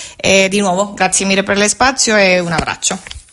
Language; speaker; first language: Italian; non-native, learner; Spanish